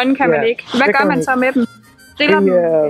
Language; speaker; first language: Danish; native; Danish